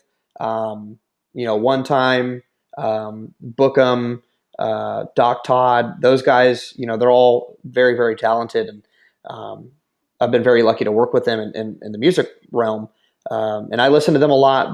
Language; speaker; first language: English; native; English